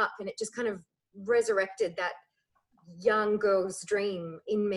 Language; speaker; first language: English; native; English